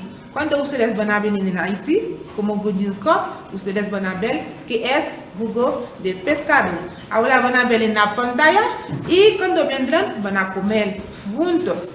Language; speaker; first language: Spanish; non-native, fluent; Haitian Creole